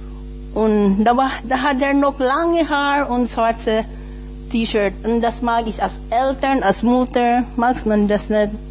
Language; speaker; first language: German; non-native, learner; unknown